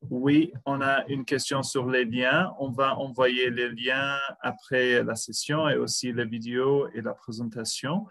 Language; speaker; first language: French; non-native, fluent; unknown